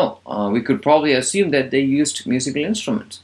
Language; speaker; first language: English; non-native, local second language; Malayalam